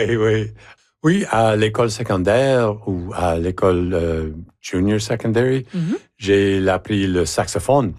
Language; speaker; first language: French; non-native, local second language; English